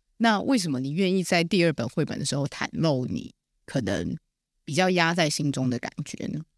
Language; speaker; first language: Chinese; native; Chinese